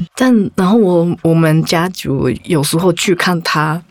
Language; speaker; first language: Chinese; non-native, fluent; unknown